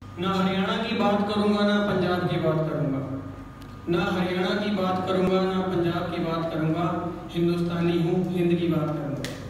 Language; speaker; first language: Hindi; native; Hindi